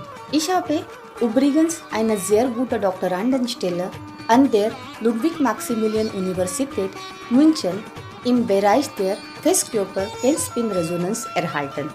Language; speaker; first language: German; non-native, fluent; Marathi